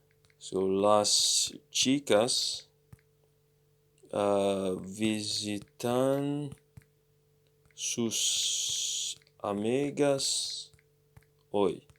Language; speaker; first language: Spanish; non-native, learner; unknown